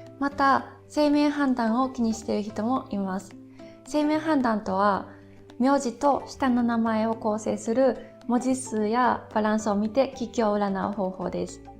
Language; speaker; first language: Japanese; native; Japanese